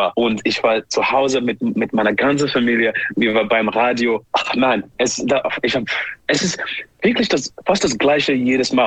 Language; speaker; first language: German; non-native, learner; English